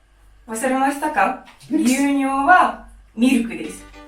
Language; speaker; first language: Japanese; non-native, fluent; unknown